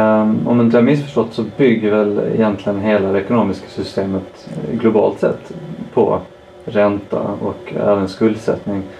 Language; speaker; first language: Swedish; native; Swedish